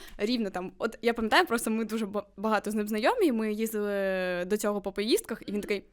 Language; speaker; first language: Ukrainian; native; Ukrainian